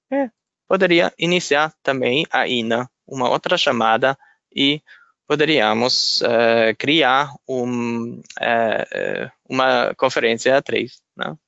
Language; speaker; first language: Portuguese; non-native, fluent; German